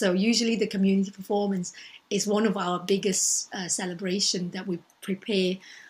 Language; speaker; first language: English; non-native, local second language; Cantonese